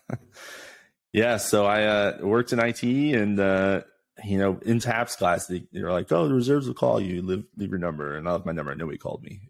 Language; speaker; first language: English; native; English